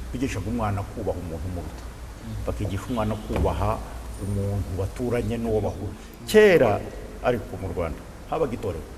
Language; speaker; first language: Kinyarwanda; native; Kinyarwanda